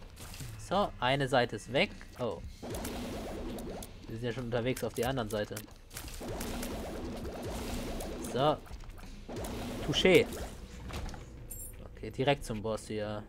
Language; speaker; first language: German; native; German